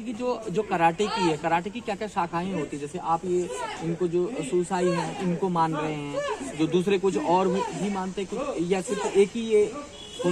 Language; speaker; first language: Hindi; native; Hindi